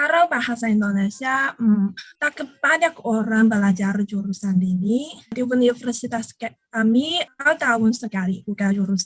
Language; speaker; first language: Indonesian; non-native, learner; Chinese